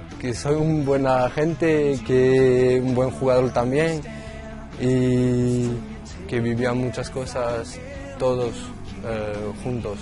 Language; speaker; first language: Spanish; non-native, learner; French